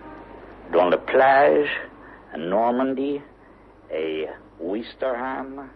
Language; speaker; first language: French; non-native, learner; English